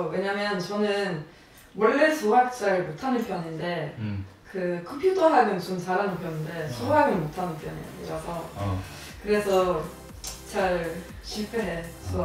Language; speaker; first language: Korean; non-native, fluent; Swedish